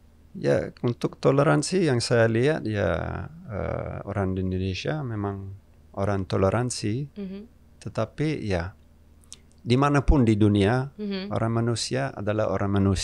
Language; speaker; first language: Indonesian; non-native, fluent; English